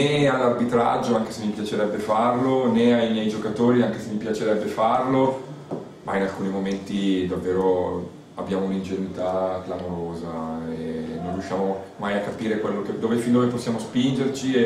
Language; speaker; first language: Italian; native; Italian